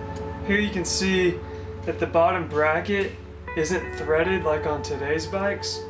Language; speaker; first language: English; native; English